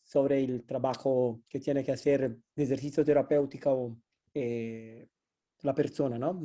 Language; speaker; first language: Spanish; non-native, fluent; Italian